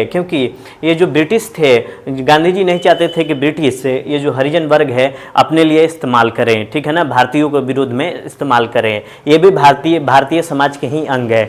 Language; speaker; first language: Hindi; native; Hindi